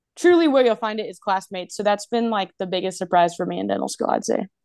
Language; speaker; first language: English; native; English